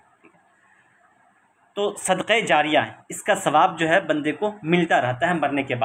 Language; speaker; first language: Urdu; native; Urdu